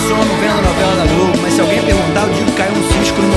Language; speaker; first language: Portuguese; native; Portuguese